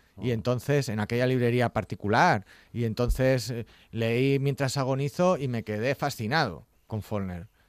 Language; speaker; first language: Spanish; native; Spanish